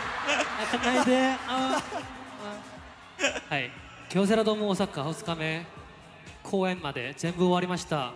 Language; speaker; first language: Japanese; non-native, learner; Korean